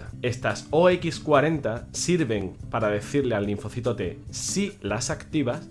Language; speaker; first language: Spanish; native; Spanish